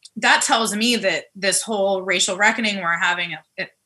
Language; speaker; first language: English; native; English